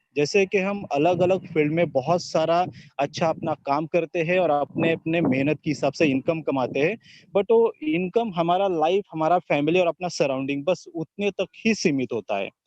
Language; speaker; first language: Hindi; non-native, local second language; Marathi